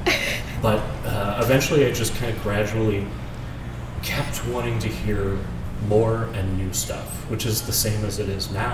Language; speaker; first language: English; native; English